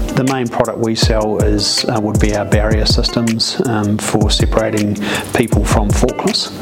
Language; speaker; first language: English; native; English